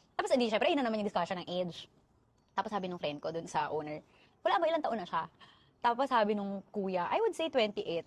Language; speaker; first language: Filipino; native; Filipino